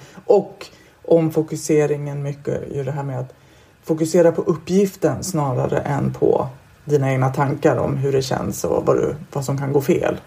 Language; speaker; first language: Swedish; native; Swedish